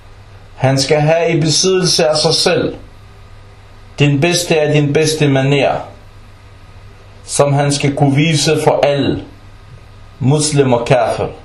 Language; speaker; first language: Danish; non-native, fluent; Arabic